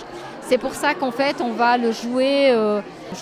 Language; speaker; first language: French; native; French